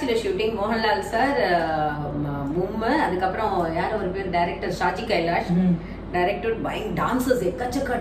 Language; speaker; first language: Tamil; native; Tamil